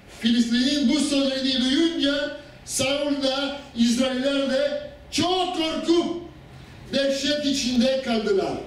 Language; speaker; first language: Turkish; non-native, fluent; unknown